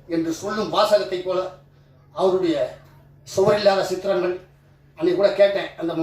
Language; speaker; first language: Tamil; native; Tamil